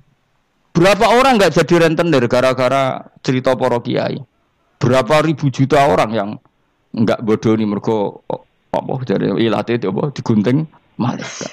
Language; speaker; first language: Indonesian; non-native, local second language; Javanese